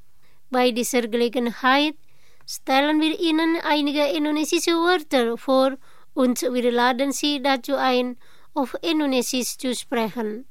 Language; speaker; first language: German; non-native, fluent; Indonesian